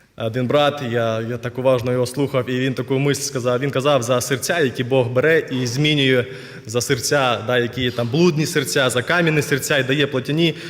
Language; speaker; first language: Ukrainian; non-native, local second language; Russian